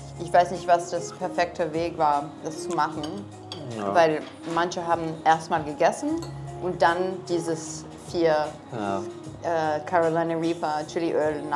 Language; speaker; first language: German; non-native, fluent; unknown